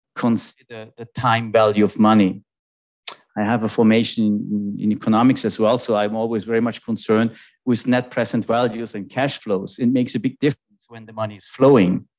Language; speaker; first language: English; non-native, fluent; German